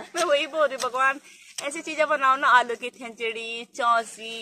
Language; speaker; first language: Hindi; non-native, local second language; Garhwali